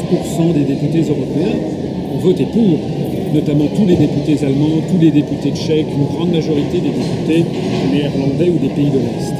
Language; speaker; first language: French; native; French